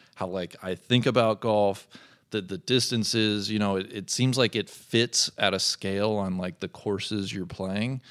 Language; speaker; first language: English; native; English